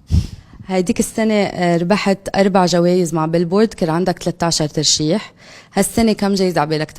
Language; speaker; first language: Arabic; native; Arabic